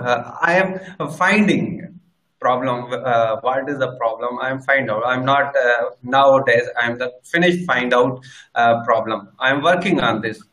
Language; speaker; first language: English; non-native, learner; Sindhi